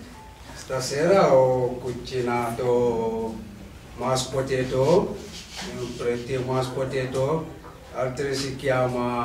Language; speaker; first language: Italian; non-native, learner; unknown